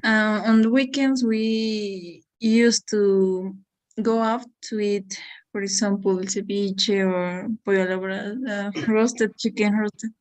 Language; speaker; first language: English; non-native, learner; Spanish